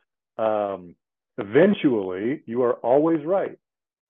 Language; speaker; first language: English; native; English